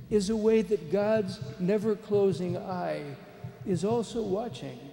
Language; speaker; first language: English; native; English